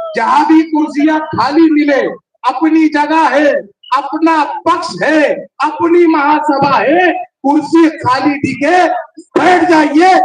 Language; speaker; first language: Hindi; non-native, local second language; Marathi